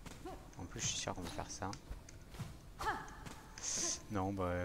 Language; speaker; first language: French; native; French